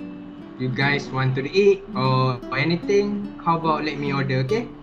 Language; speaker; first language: English; non-native, learner; Malay